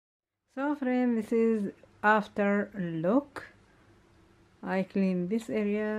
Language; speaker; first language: English; non-native, learner; Arabic